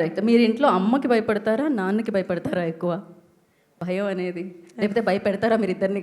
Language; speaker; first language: Telugu; native; Telugu